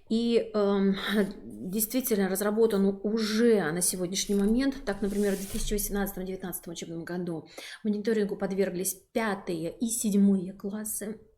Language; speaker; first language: Russian; native; Russian